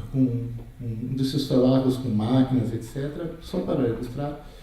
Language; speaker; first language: Portuguese; native; Portuguese